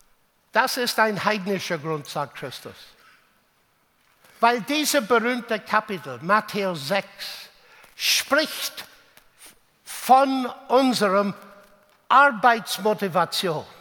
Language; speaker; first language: German; non-native, fluent; English